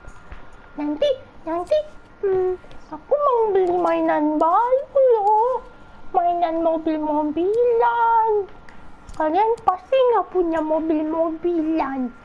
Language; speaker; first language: Indonesian; native; Indonesian